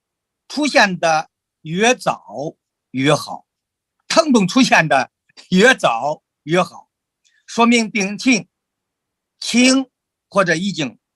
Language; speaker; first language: Chinese; native; Chinese